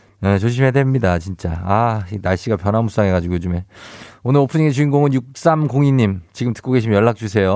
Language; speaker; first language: Korean; native; Korean